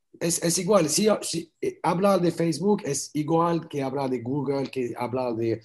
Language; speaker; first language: Spanish; non-native, learner; French